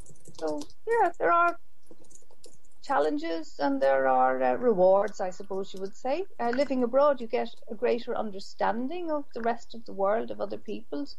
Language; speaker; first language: English; native; English